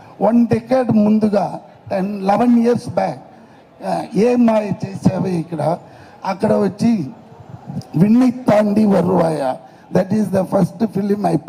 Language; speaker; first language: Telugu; non-native, learner; Tamil